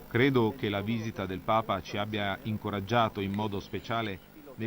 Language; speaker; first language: Italian; non-native, fluent; Spanish